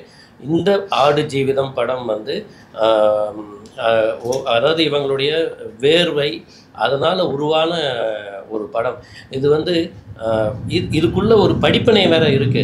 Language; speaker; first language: Tamil; native; Tamil